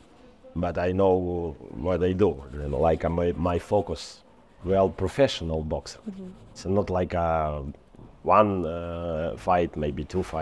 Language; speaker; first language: English; non-native, learner; Ukrainian